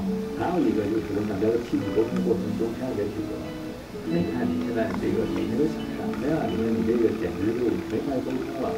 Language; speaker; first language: Chinese; native; Chinese